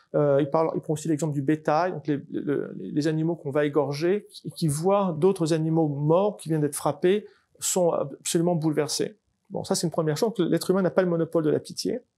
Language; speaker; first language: French; native; French